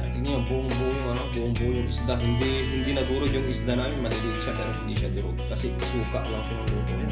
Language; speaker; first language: Filipino; non-native, local second language; Iloko